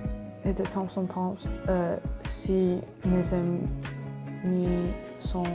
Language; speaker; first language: French; non-native, learner; English